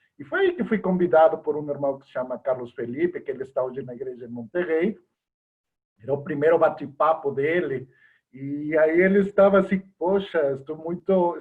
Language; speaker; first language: Portuguese; non-native, fluent; Spanish